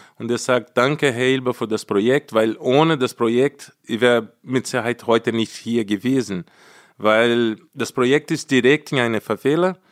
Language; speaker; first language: German; non-native, fluent; Portuguese